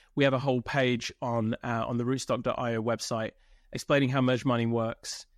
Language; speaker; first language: English; native; English